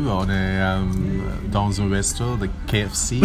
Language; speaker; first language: French; non-native, learner; English